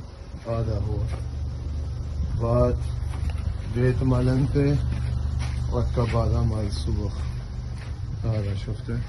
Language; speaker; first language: Arabic; non-native, learner; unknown